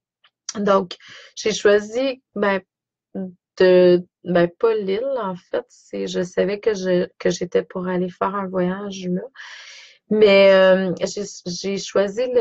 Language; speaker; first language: French; native; French